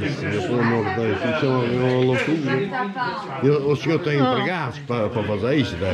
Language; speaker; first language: Portuguese; native; Portuguese